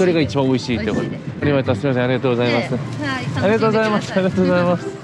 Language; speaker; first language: Japanese; non-native, learner; Korean